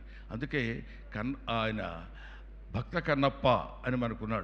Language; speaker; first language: Telugu; native; Telugu